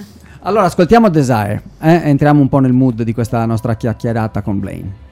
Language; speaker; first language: Italian; native; Italian